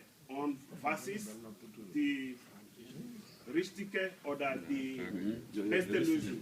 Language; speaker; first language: German; non-native, learner; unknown